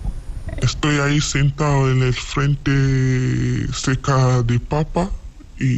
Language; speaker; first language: Spanish; non-native, learner; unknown